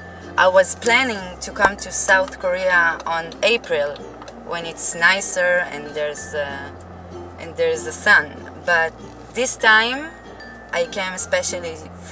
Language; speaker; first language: English; non-native, fluent; Hebrew